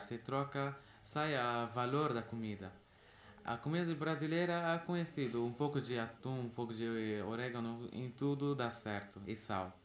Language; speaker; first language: Portuguese; early bilingual, heritage; Portuguese